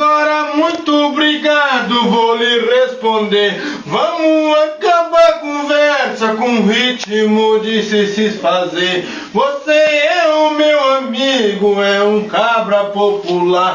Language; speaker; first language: Portuguese; native; Portuguese